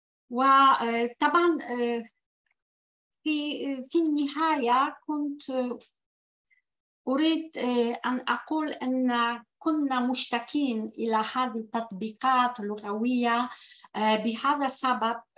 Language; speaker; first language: Arabic; non-native, fluent; Polish